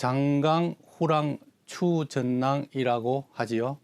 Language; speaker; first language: Korean; native; Korean